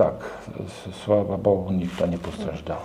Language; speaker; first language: Ukrainian; non-native, learner; Polish